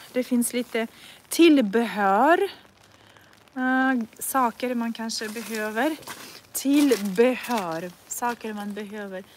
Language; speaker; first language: Swedish; non-native, fluent; Russian